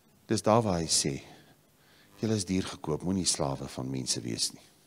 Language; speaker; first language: Afrikaans; native; Afrikaans